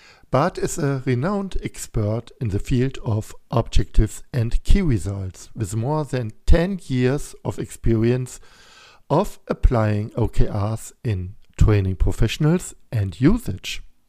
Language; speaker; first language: English; non-native, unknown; German